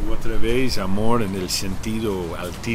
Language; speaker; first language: Spanish; non-native, learner; English